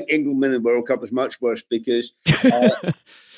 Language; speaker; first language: English; native; English